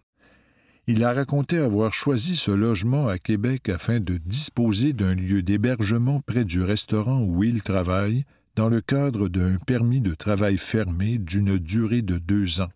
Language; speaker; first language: French; native; French